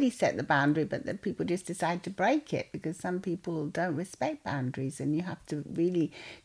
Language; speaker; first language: English; native; English